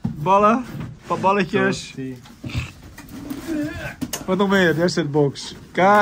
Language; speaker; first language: Dutch; native; Dutch